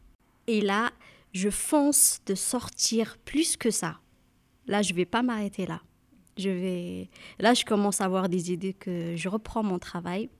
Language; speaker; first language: French; non-native, learner; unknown